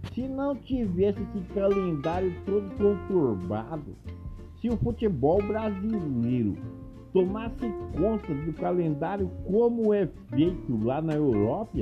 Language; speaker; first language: Portuguese; native; Portuguese